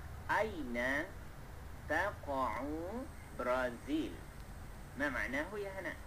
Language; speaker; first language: Arabic; non-native, fluent; Malay